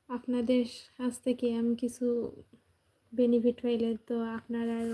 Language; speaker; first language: Bangla; native; Bangla